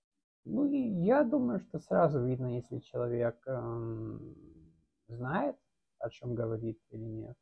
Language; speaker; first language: Russian; non-native, fluent; English